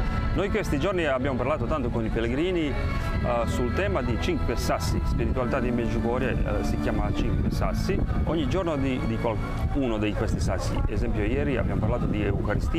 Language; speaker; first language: Italian; non-native, fluent; Croatian